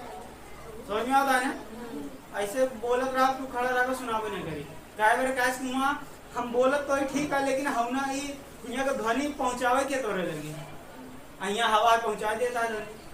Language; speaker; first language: Hindi; native; Hindi